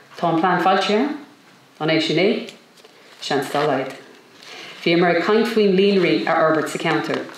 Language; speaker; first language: Irish; non-native, local second language; English